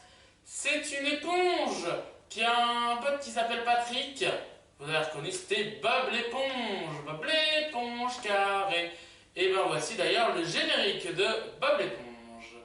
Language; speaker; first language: French; native; French